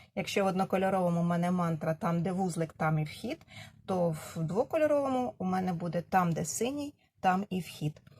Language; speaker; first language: Ukrainian; non-native, local second language; Russian